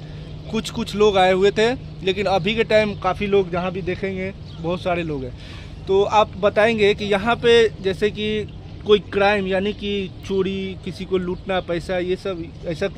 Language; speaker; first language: Hindi; native; Hindi